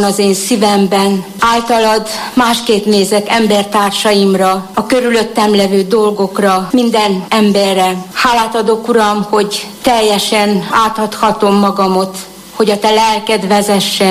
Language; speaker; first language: Hungarian; native; Hungarian